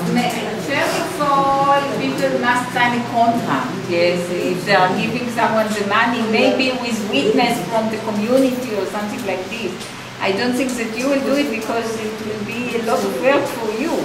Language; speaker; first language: English; non-native, fluent; Hebrew